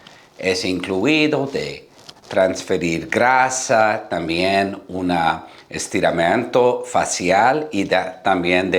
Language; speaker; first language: Spanish; non-native, learner; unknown